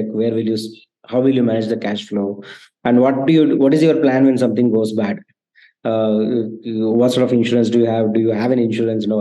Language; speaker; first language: English; non-native, local second language; Kannada